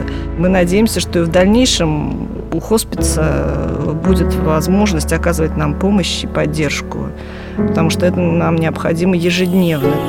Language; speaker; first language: Russian; native; Russian